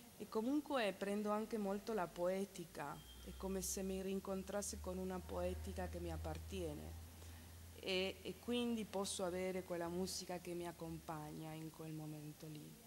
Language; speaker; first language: Italian; non-native, fluent; Spanish